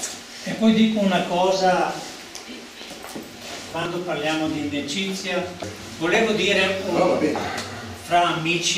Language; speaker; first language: Italian; non-native, learner; Serbian